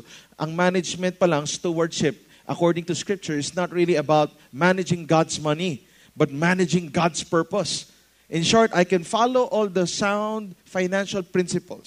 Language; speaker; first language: English; non-native, local second language; Filipino